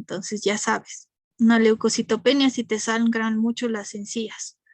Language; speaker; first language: Spanish; native; Spanish